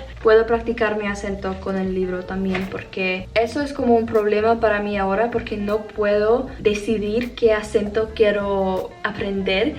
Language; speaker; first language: Spanish; non-native, fluent; English